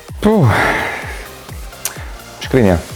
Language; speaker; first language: Polish; non-native, learner; Slovak